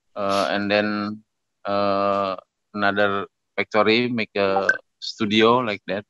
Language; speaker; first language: English; non-native, learner; Indonesian